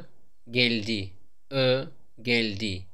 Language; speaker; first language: Turkish; non-native, fluent; Tajik